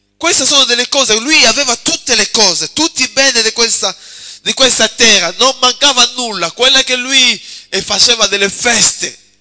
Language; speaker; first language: Italian; non-native, fluent; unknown